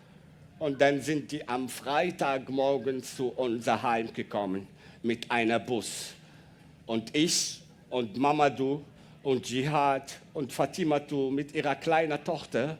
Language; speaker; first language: German; non-native, learner; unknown